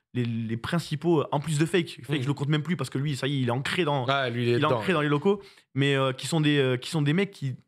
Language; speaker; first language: French; native; French